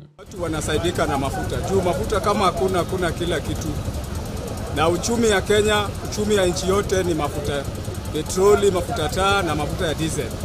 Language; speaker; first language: Swahili; non-native, local second language; Luo (Kenya and Tanzania)